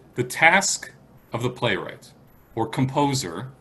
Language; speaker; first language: English; native; English